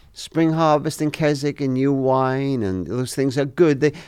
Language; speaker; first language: English; native; English